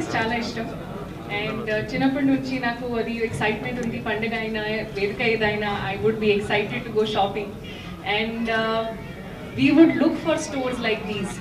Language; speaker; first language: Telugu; non-native, local second language; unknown